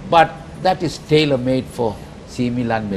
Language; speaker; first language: English; non-native, local second language; Filipino